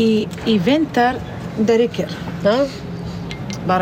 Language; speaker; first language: Swedish; non-native, learner; Arabic